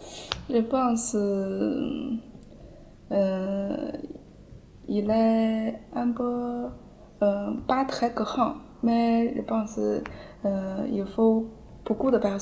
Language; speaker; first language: French; non-native, learner; Chinese